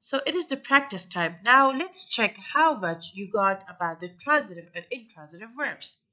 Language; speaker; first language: English; non-native, fluent; Persian